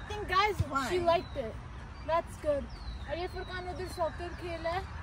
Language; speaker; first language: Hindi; early bilingual, heritage; Hindi